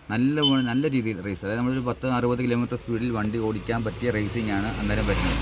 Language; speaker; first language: Malayalam; native; Malayalam